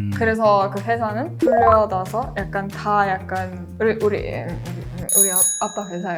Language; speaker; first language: Korean; non-native, learner; Estonian